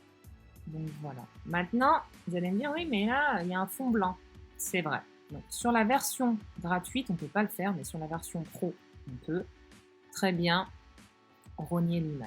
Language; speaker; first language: French; native; French